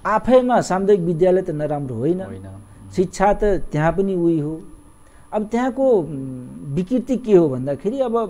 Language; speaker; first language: Nepali; non-native, local second language; Awadhi